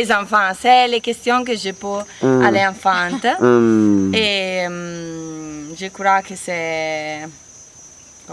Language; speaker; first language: French; non-native, learner; Italian